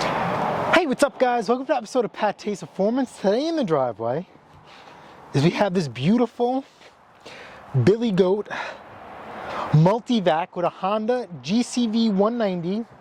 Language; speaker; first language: English; native; English